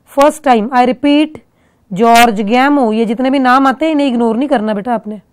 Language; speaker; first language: Hindi; non-native, local second language; Punjabi